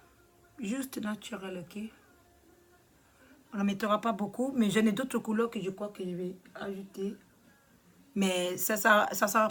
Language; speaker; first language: French; non-native, learner; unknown